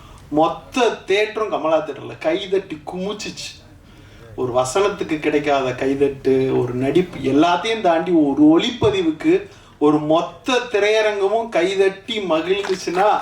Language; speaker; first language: Tamil; native; Tamil